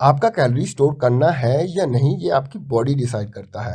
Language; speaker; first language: Hindi; native; Hindi